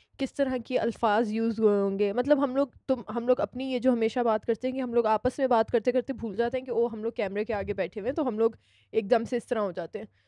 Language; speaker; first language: Urdu; native; Urdu